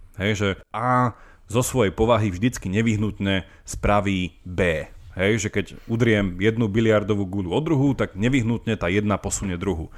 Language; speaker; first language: Slovak; native; Slovak